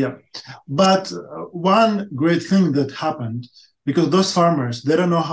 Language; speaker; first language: English; non-native, fluent; Ukrainian